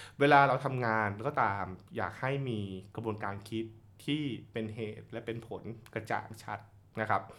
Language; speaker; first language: Thai; native; Thai